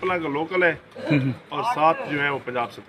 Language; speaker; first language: Hindi; non-native, local second language; Punjabi